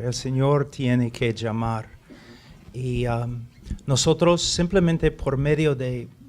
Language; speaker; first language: Spanish; non-native, fluent; English